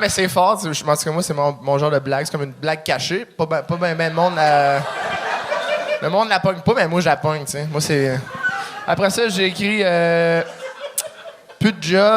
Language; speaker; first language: French; native; French